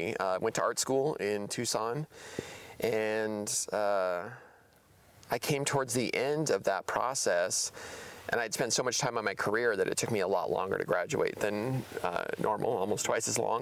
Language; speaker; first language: English; native; English